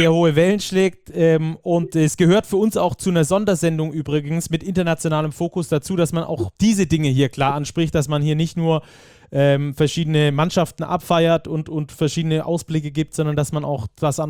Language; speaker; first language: German; native; German